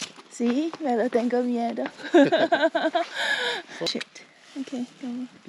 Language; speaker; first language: Spanish; non-native, learner; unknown